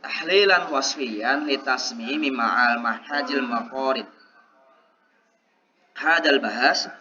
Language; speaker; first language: Arabic; non-native, learner; Indonesian